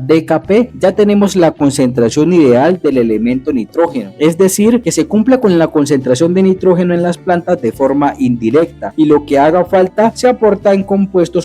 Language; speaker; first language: Spanish; native; Spanish